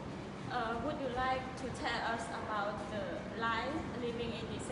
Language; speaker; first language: English; non-native, learner; Khmer